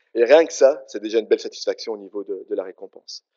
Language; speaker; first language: French; native; French